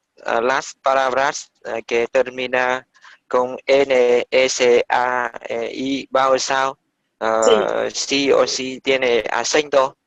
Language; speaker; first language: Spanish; non-native, learner; Vietnamese